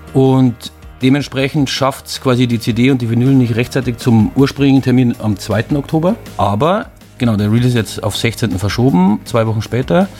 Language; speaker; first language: German; native; German